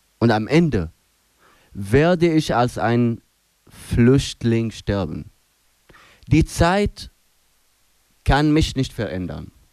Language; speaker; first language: German; non-native, fluent; Arabic